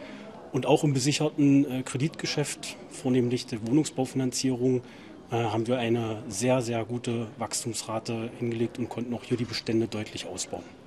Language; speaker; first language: German; native; German